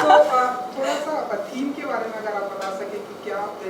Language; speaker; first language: Hindi; native; Hindi